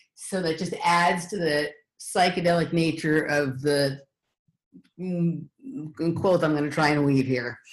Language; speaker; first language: English; native; English